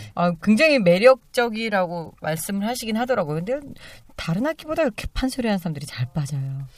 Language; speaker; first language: Korean; native; Korean